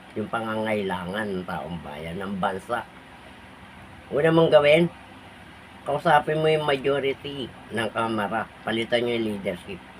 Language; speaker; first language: Filipino; native; Filipino